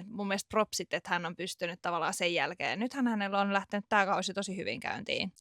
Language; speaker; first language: Finnish; native; Finnish